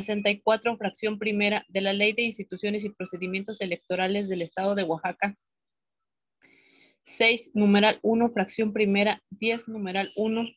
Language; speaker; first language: Spanish; native; Spanish